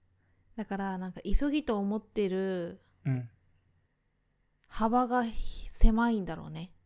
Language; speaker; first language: Japanese; native; Japanese